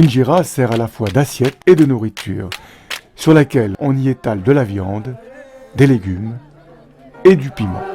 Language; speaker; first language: French; native; French